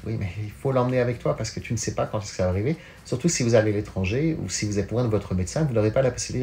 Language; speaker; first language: French; native; French